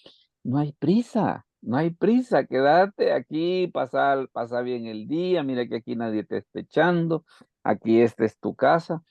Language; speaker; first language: Spanish; native; Spanish